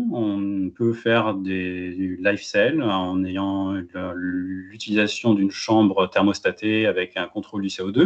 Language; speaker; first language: French; native; French